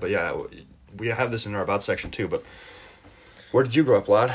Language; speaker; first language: English; early bilingual, other home language; Swedish